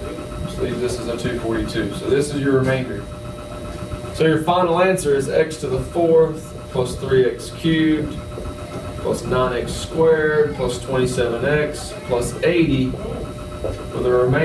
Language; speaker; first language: English; native; English